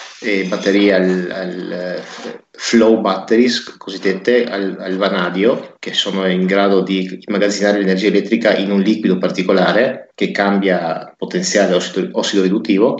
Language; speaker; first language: Italian; native; Italian